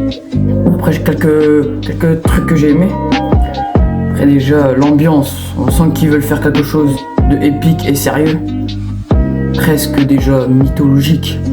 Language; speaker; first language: French; native; French